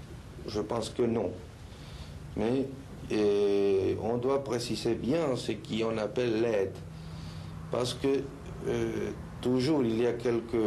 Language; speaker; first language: French; non-native, fluent; Spanish